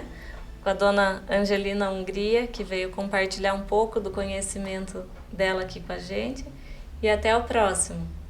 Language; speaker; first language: Portuguese; native; Portuguese